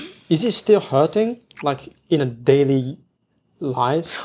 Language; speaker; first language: English; non-native, fluent; Japanese